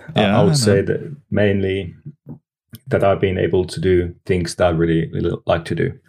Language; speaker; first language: English; non-native, fluent; Finnish